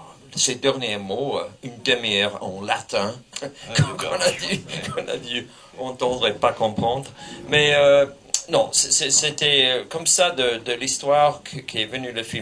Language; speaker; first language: French; non-native, fluent; English